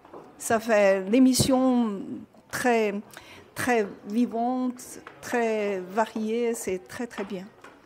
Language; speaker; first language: French; non-native, learner; Chinese